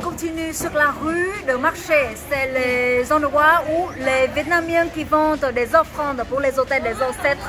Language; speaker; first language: French; non-native, learner; Vietnamese